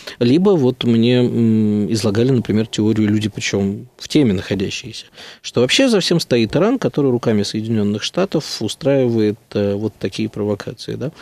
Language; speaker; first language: Russian; native; Russian